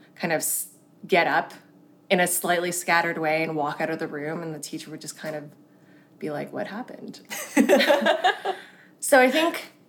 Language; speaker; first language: English; early bilingual, other home language; Cantonese